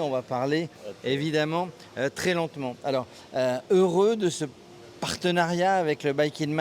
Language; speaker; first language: French; native; French